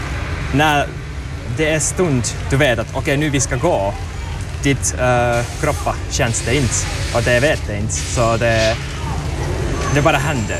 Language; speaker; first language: Swedish; non-native, learner; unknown